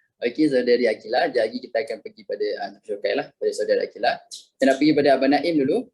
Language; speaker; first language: Malay; native; Malay